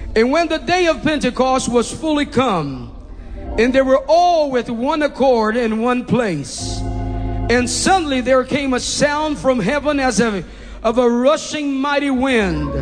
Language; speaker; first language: English; non-native, fluent; Portuguese